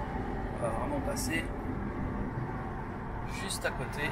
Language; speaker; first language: French; native; French